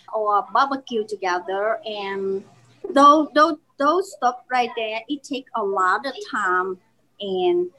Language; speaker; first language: English; non-native, learner; Vietnamese